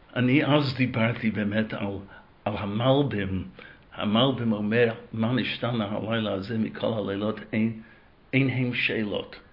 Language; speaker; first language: Hebrew; non-native, fluent; English